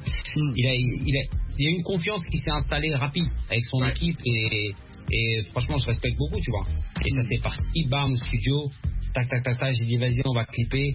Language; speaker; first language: French; native; French